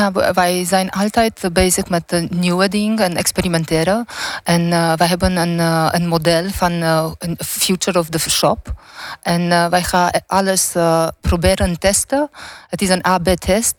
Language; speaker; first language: Dutch; non-native, learner; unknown